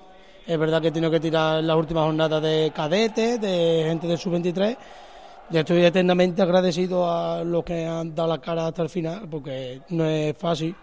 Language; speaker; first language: Spanish; native; Spanish